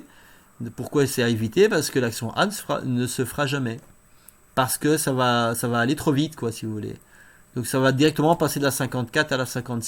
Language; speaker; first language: French; native; French